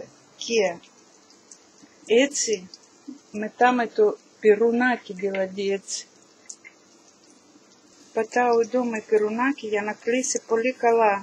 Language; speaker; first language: Greek; non-native, learner; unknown